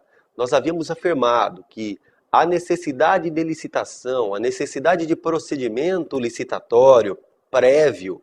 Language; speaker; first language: Portuguese; native; Portuguese